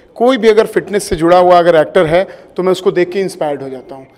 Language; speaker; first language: Hindi; native; Hindi